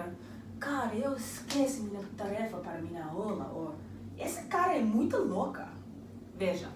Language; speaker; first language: Portuguese; non-native, learner; English